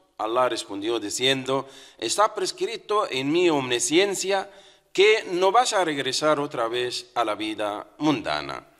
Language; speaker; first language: Spanish; non-native, fluent; Arabic